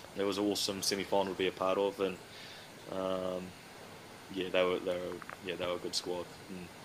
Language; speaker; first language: English; native; English